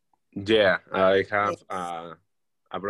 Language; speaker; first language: English; non-native, learner; Spanish